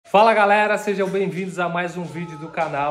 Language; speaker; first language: Portuguese; native; Portuguese